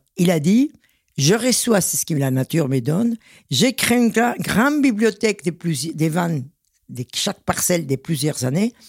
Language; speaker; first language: French; non-native, fluent; Spanish